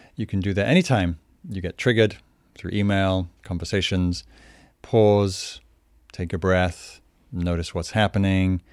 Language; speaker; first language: English; native; English